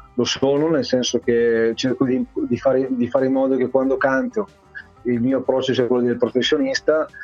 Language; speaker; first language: Italian; native; Italian